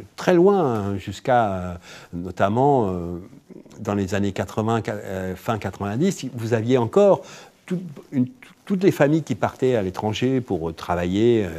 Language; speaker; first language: French; native; French